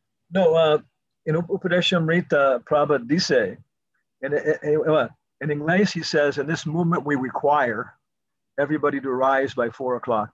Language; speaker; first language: English; native; English